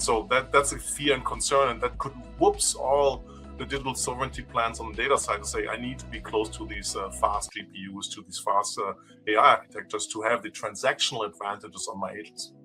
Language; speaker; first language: English; non-native, fluent; German